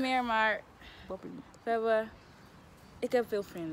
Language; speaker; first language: Dutch; early bilingual, other home language; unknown